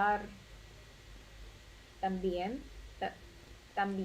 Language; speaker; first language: Spanish; non-native, learner; Russian